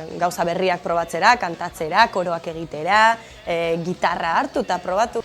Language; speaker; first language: Basque; native; Basque